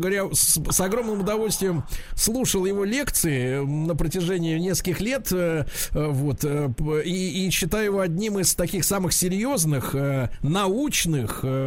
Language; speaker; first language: Russian; native; Russian